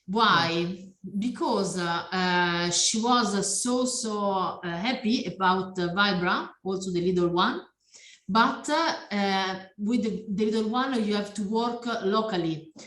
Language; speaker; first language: English; non-native, learner; Italian